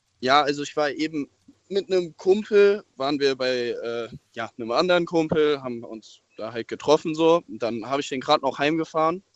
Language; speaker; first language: German; native; German